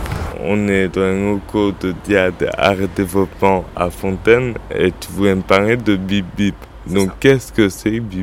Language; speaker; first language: French; native; French